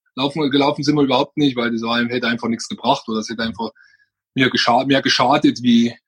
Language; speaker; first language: German; native; German